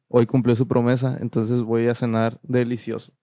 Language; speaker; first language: Spanish; native; Spanish